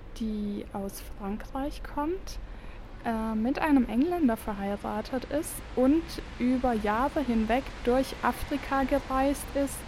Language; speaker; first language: German; non-native, fluent; French